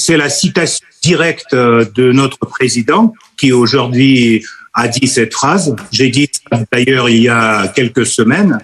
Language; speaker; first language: French; non-native, fluent; Russian